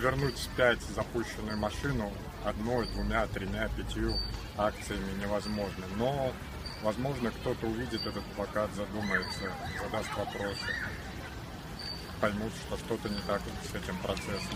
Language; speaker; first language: Russian; native; Russian